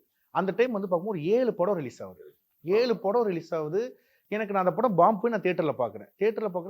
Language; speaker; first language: Tamil; native; Tamil